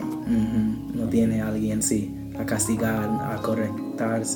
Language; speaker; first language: Spanish; non-native, learner; English